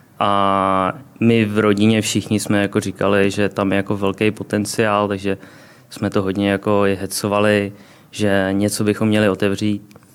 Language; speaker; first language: Czech; early bilingual, other home language; Vietnamese